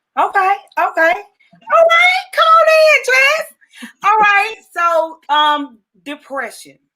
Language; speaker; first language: English; native; English